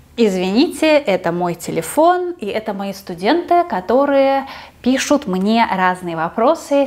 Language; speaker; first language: Russian; native; Russian